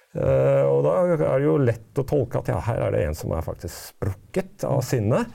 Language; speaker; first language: Norwegian; native; Norwegian